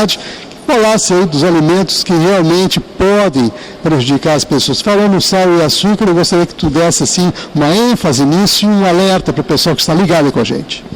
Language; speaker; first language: Portuguese; native; Portuguese